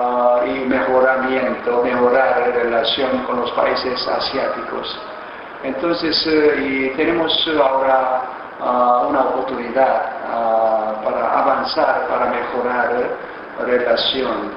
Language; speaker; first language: Spanish; non-native, fluent; Korean